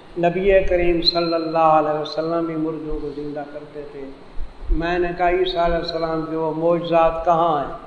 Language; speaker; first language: Urdu; non-native, local second language; Saraiki